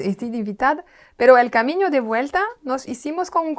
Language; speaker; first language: Spanish; non-native, learner; French